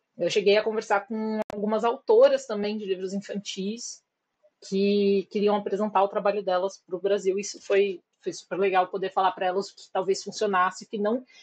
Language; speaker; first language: Portuguese; native; Portuguese